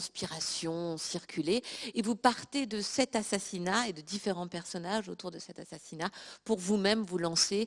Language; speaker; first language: French; native; French